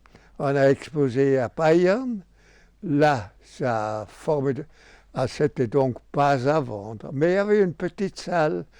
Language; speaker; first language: French; non-native, local second language; German